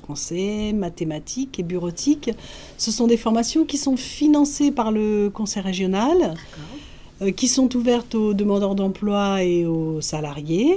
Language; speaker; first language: French; native; French